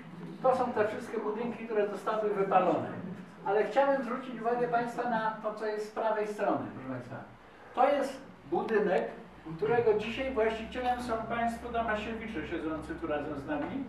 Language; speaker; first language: Polish; native; Polish